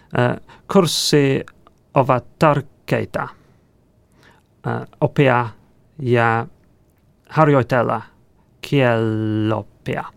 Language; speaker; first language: Finnish; non-native, learner; English